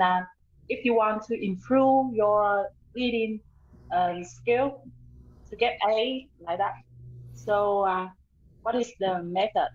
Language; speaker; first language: English; non-native, learner; Vietnamese